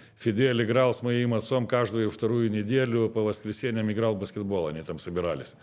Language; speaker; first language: Russian; non-native, local second language; Lithuanian